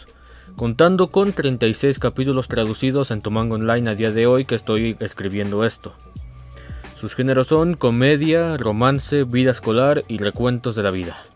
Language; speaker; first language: Spanish; native; Spanish